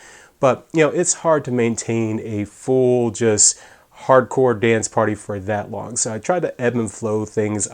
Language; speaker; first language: English; native; English